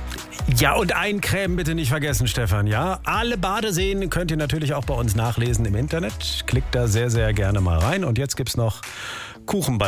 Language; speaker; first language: German; native; German